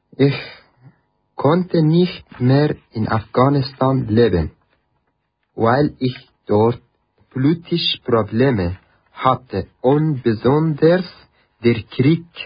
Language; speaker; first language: German; non-native, learner; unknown